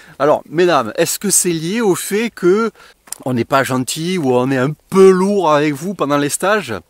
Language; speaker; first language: French; native; French